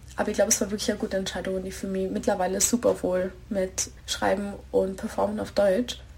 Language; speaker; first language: German; native; German